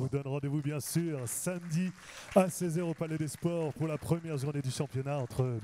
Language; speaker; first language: French; native; French